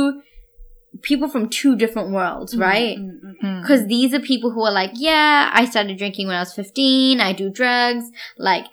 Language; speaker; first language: English; native; English